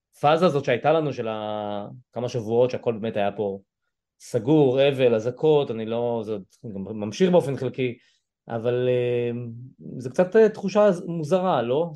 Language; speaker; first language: Hebrew; native; Hebrew